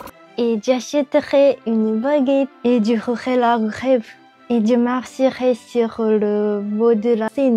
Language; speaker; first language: French; non-native, learner; Japanese